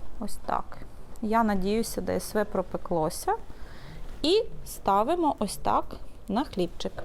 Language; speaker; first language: Ukrainian; early bilingual, heritage; Ukrainian